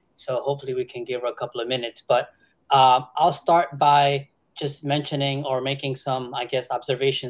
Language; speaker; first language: English; early bilingual, other home language; Spanish